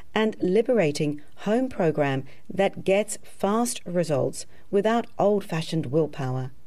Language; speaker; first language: English; native; English